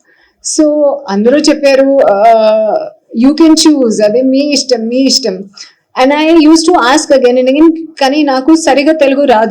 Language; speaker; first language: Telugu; non-native, learner; Hindi